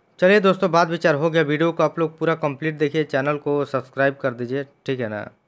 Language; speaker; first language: Hindi; native; Hindi